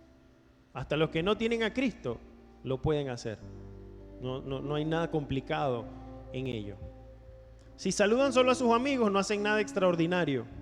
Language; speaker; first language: Spanish; native; Spanish